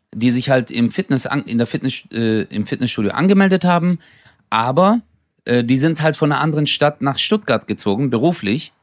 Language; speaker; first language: German; native; German